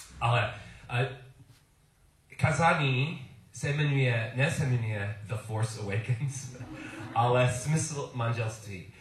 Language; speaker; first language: Czech; non-native, learner; English